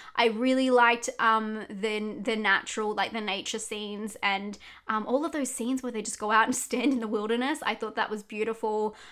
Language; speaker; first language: English; native; English